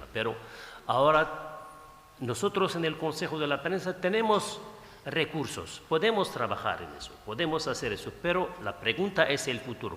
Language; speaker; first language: Spanish; non-native, fluent; Arabic